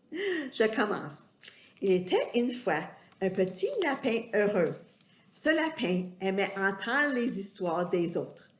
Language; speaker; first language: French; non-native, fluent; English